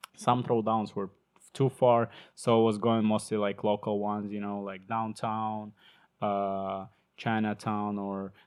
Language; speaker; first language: English; non-native, learner; Ukrainian